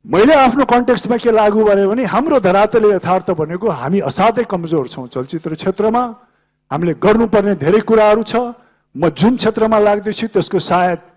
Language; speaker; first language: Nepali; native; Nepali